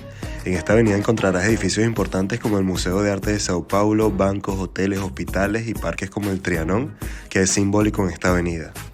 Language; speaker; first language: Spanish; native; Spanish